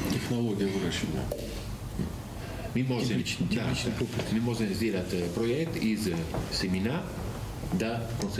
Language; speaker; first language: Russian; non-native, learner; Italian